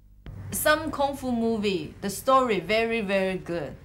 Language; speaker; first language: English; non-native, learner; Chinese